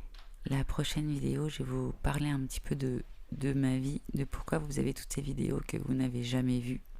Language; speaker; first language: French; native; French